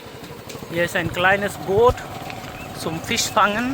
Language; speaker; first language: German; non-native, learner; Bangla